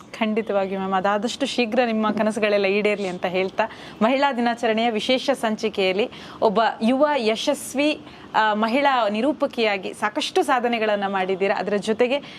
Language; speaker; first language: Kannada; native; Kannada